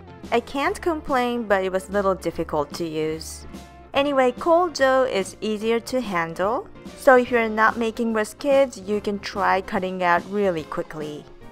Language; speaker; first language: English; non-native, fluent; Japanese